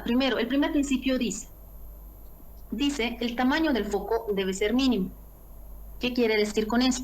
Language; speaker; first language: Spanish; native; Spanish